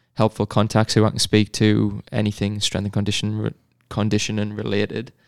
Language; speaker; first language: English; native; English